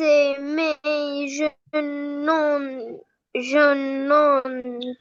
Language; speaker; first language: French; non-native, learner; Arabic